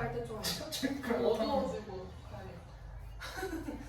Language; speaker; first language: Korean; non-native, fluent; Japanese